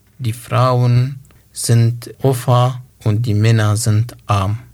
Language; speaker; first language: German; non-native, learner; Kurdish